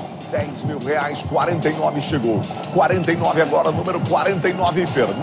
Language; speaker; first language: Portuguese; native; Portuguese